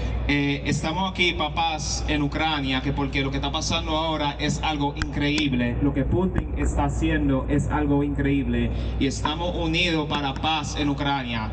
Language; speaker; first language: Spanish; non-native, learner; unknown